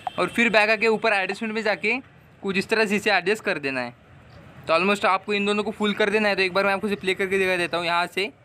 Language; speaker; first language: Hindi; non-native, local second language; Marathi